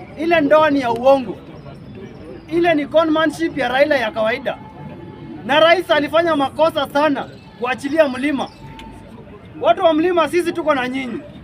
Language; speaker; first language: Swahili; non-native, local second language; Kalenjin